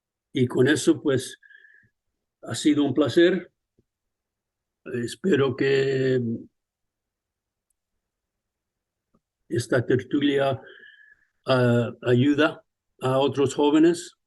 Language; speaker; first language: Spanish; early bilingual, other home language; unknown